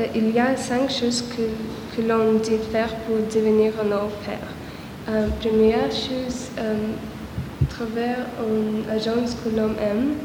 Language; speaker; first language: French; non-native, learner; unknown